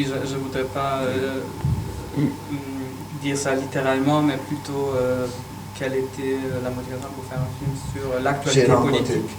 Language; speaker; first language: French; non-native, fluent; German